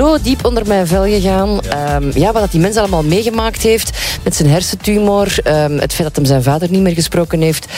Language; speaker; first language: Dutch; native; Dutch